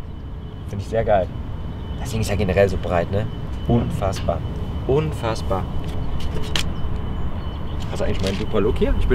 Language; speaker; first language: German; native; German